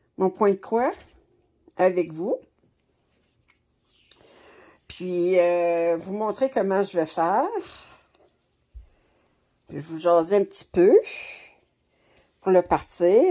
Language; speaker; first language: French; native; French